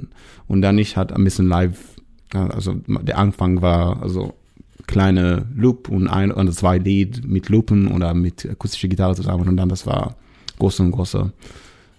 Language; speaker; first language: German; non-native, learner; Hebrew